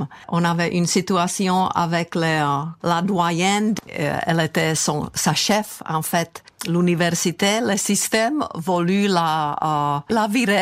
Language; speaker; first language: French; non-native, fluent; Czech